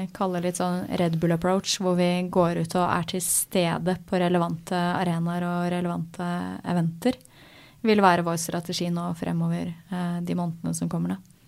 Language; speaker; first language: Norwegian; native; Norwegian